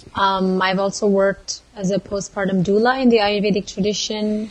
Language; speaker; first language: English; non-native, local second language; Kannada